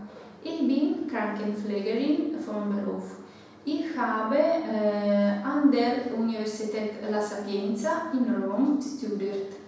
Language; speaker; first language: German; non-native, learner; Ukrainian